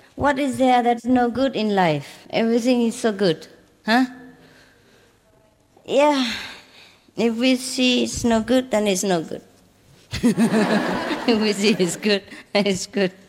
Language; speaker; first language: English; non-native, fluent; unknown